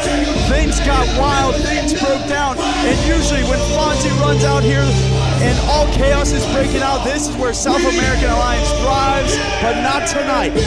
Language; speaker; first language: English; native; English